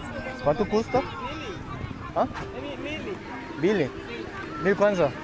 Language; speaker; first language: Portuguese; non-native, learner; Korean